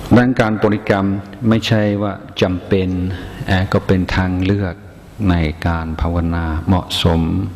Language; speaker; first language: Thai; non-native, fluent; English